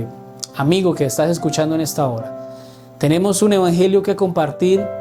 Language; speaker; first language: Spanish; native; Spanish